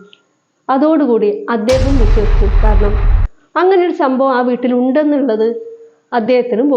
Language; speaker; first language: Malayalam; native; Malayalam